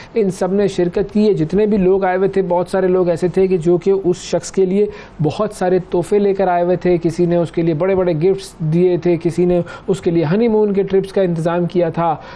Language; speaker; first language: Urdu; native; Urdu